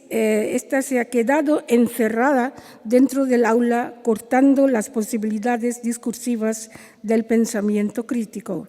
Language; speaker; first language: Spanish; non-native, fluent; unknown